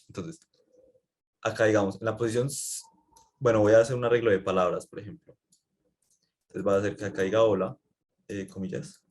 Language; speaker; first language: Spanish; native; Spanish